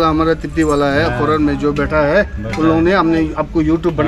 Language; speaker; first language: Hindi; non-native, local second language; Tibetan